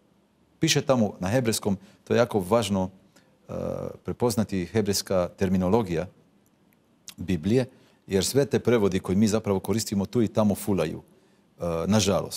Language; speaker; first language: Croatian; non-native, fluent; Hebrew